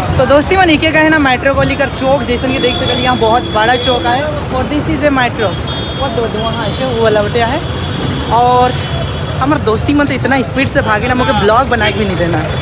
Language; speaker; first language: Hindi; non-native, local second language; Sadri